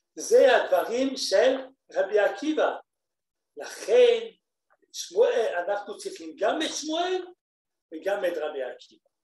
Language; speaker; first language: Hebrew; non-native, fluent; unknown